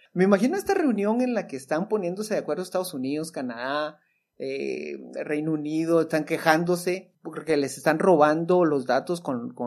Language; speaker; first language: Spanish; native; Spanish